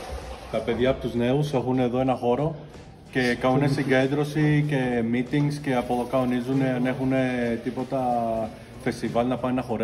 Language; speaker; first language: Greek; early bilingual, heritage; Greek